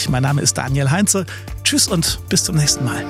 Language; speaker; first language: German; native; German